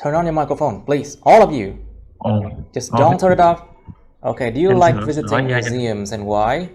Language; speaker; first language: English; non-native, fluent; Vietnamese